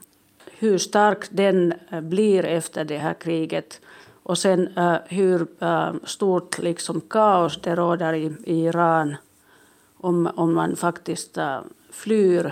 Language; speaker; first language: Swedish; non-native, local second language; Finnish